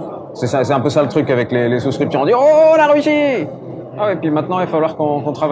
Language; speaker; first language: French; native; French